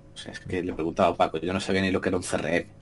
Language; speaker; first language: Spanish; native; Spanish